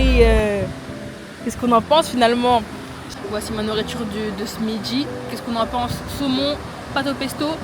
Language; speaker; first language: French; native; French